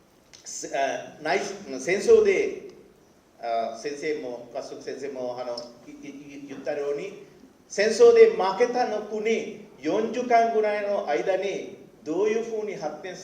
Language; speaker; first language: Japanese; non-native, fluent; Sinhala